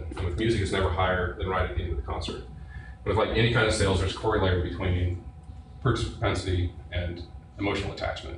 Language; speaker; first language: English; native; English